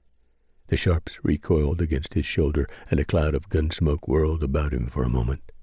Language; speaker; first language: English; native; English